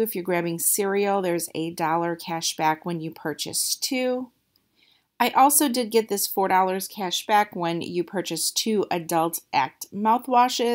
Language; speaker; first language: English; native; English